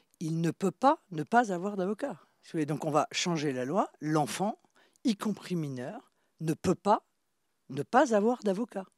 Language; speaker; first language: French; native; French